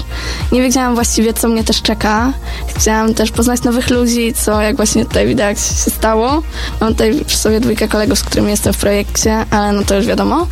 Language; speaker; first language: Polish; native; Polish